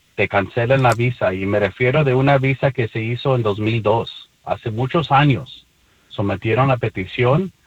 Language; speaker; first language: Spanish; early bilingual, heritage; Spanish